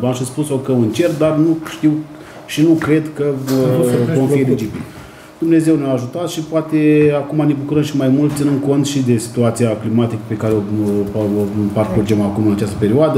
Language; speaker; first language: Romanian; native; Romanian